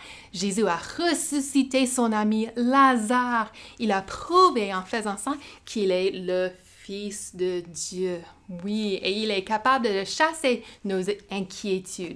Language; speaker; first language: French; native; French